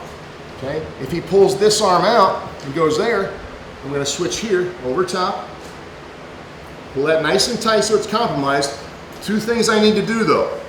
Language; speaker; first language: English; native; English